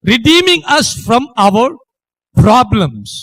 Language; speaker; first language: English; non-native, local second language; Tamil